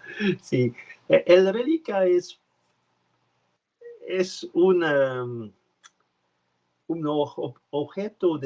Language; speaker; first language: Spanish; non-native, learner; French